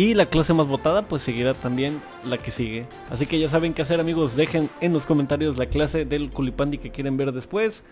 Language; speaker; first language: Spanish; native; Spanish